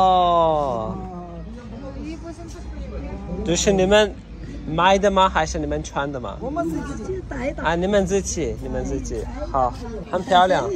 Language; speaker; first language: Chinese; non-native, learner; Turkish